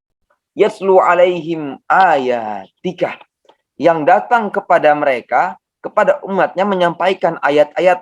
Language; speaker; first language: Indonesian; native; Indonesian